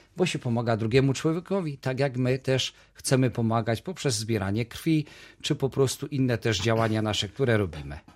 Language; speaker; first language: Polish; native; Polish